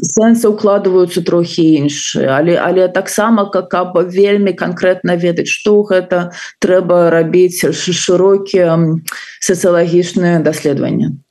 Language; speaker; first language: Belarusian; non-native, local second language; Russian